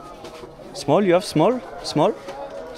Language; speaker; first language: English; non-native, learner; French